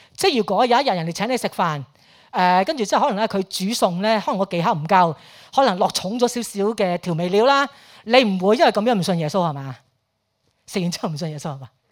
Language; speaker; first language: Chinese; non-native, local second language; Cantonese